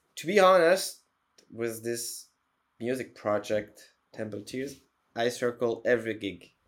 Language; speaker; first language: English; non-native, fluent; French